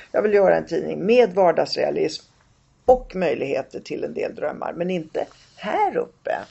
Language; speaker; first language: Swedish; early bilingual, other home language; Italian